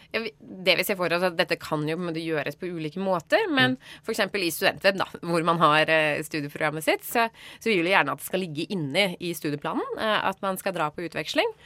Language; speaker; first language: Norwegian; native; Norwegian